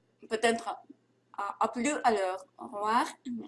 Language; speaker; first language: French; non-native, learner; Russian